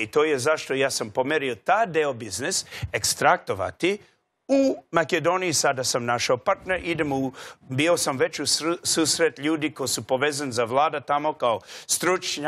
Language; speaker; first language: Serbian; non-native, learner; English